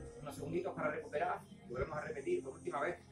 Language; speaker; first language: Spanish; native; Spanish